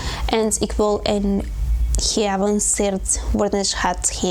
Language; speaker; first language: Dutch; non-native, learner; Spanish